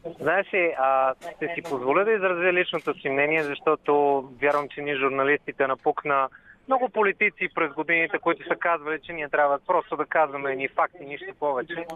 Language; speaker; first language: Bulgarian; native; Bulgarian